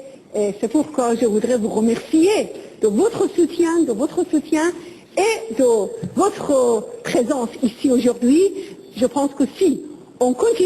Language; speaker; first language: French; non-native, fluent; Persian